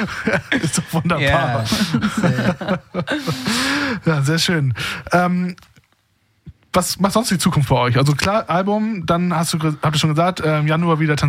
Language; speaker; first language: German; native; German